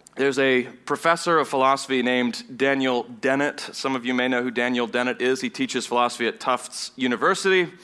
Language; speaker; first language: English; non-native, fluent; German